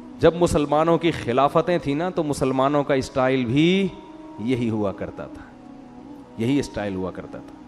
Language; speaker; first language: Urdu; native; Urdu